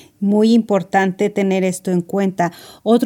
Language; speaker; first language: Spanish; early bilingual, heritage; Spanish